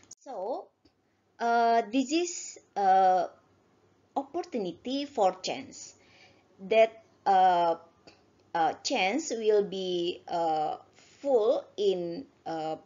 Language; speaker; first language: English; non-native, learner; Indonesian